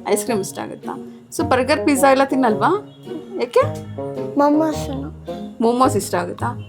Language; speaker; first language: Kannada; native; Kannada